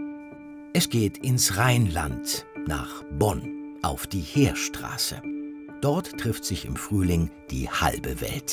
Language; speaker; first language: German; native; German